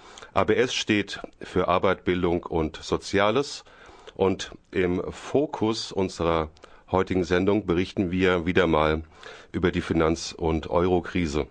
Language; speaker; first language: German; native; German